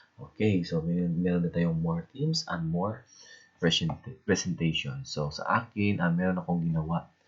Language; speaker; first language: Filipino; non-native, local second language; Cebuano